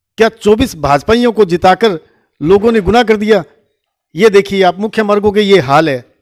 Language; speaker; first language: Hindi; native; Hindi